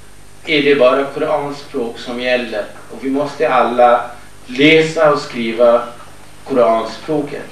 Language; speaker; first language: Swedish; non-native, fluent; Kurdish